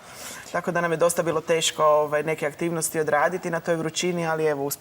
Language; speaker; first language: Croatian; native; Croatian